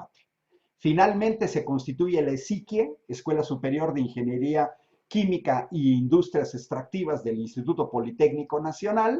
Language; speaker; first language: Spanish; native; Spanish